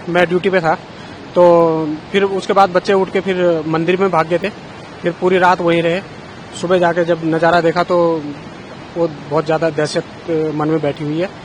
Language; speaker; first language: Hindi; native; Hindi